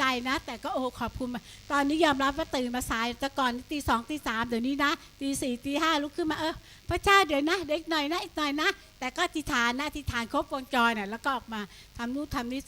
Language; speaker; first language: Thai; native; Thai